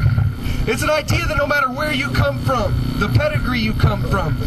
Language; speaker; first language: English; native; English